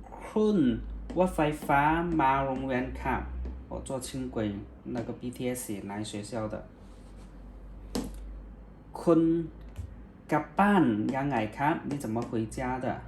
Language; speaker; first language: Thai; non-native, learner; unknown